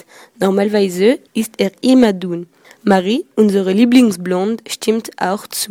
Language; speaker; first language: German; non-native, learner; French